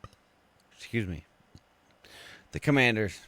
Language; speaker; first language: English; native; English